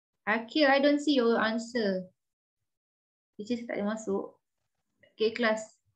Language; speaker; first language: English; non-native, local second language; Malay